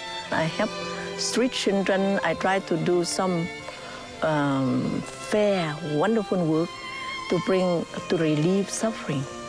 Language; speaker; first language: English; non-native, fluent; Vietnamese